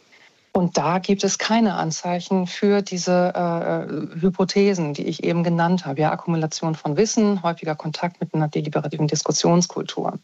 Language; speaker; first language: German; native; German